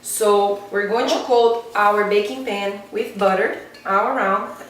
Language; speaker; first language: English; non-native, fluent; Portuguese